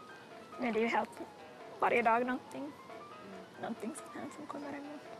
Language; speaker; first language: Swedish; native; Swedish